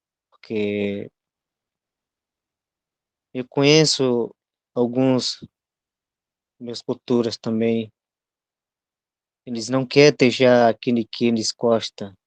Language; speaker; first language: Portuguese; non-native, local second language; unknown